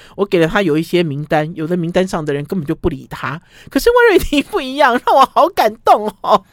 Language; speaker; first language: Chinese; native; Chinese